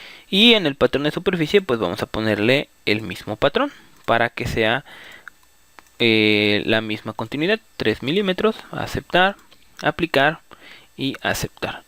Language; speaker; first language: Spanish; native; Spanish